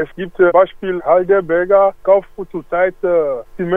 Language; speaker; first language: German; non-native, learner; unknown